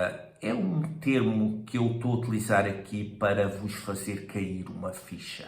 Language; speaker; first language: Portuguese; native; Portuguese